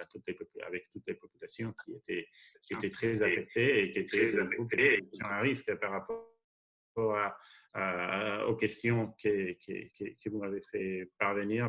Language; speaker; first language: French; non-native, fluent; Spanish